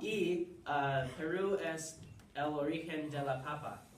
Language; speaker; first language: Spanish; non-native, learner; English